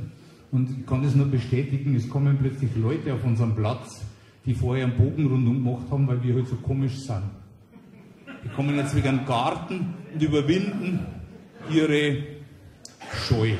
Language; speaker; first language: German; native; German